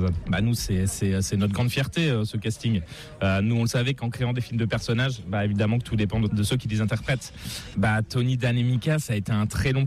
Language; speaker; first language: French; native; French